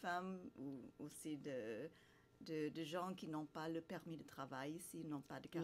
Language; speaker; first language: French; non-native, fluent; English